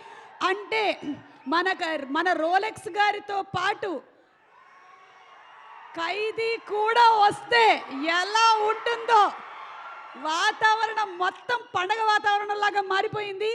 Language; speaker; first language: Telugu; native; Telugu